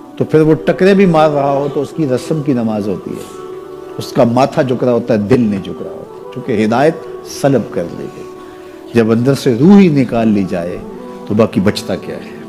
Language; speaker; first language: Urdu; non-native, local second language; Punjabi